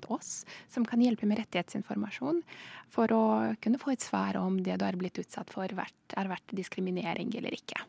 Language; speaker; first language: Norwegian; non-native, fluent; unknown